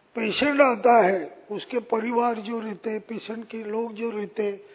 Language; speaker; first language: Hindi; non-native, local second language; Marathi